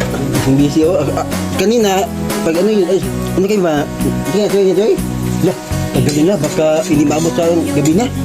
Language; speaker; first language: Filipino; non-native, local second language; Cebuano